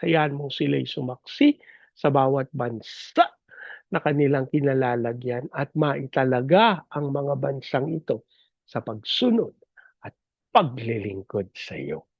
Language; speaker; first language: Filipino; native; Filipino